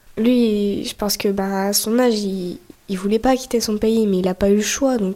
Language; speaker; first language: French; native; French